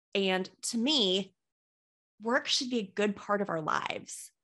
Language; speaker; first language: English; native; English